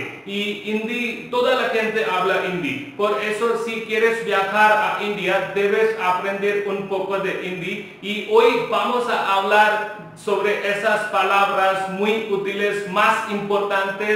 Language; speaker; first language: Spanish; non-native, local second language; Hindi